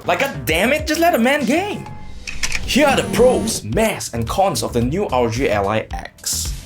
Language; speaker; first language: English; native; English